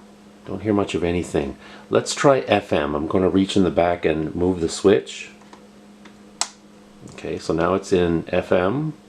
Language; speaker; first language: English; native; English